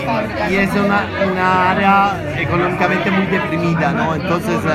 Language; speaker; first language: Spanish; non-native, fluent; Italian